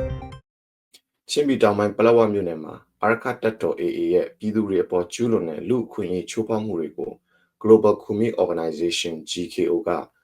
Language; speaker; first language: Burmese; non-native, local second language; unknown